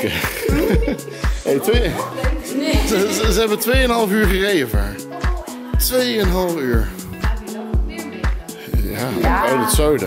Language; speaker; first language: Dutch; native; Dutch